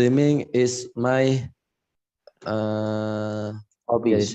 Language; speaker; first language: English; non-native, learner; Indonesian